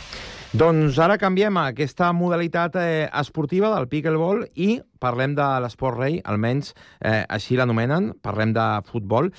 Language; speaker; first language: Catalan; native; Catalan